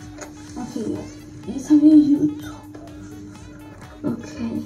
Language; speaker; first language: German; early bilingual, other home language; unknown